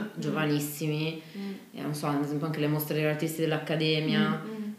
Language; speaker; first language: Italian; native; Italian